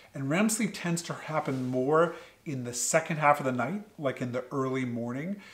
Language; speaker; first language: English; native; English